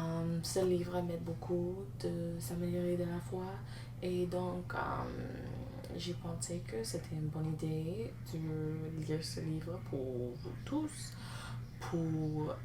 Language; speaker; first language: French; non-native, learner; English